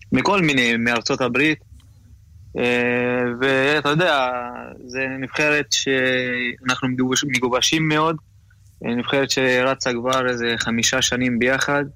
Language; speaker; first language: Hebrew; non-native, local second language; Arabic